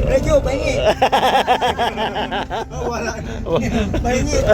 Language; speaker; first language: Filipino; non-native, local second language; Cebuano